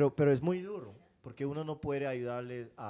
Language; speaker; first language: Spanish; non-native, fluent; English